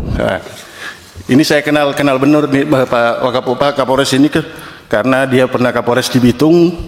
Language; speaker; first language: Indonesian; native; Indonesian